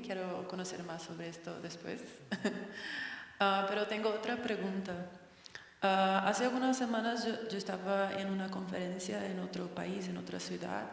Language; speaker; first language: Spanish; non-native, learner; Portuguese